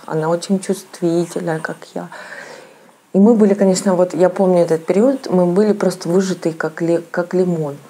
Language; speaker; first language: Russian; native; Russian